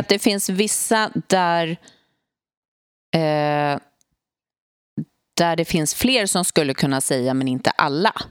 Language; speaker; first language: Swedish; native; Swedish